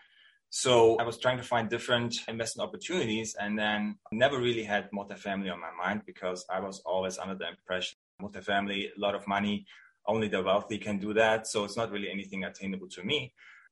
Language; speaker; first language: English; non-native, fluent; German